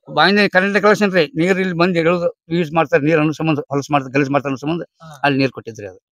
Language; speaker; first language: Kannada; native; Kannada